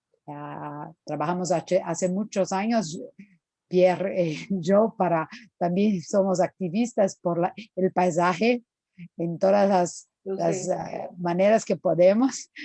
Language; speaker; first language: Spanish; non-native, fluent; Portuguese